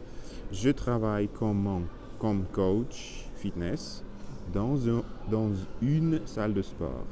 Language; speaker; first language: French; non-native, learner; Spanish